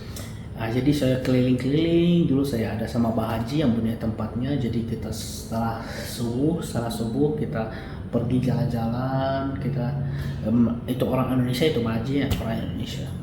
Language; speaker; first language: Indonesian; non-native, fluent; Arabic